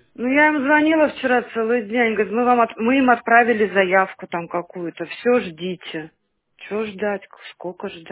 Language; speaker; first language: Russian; native; Russian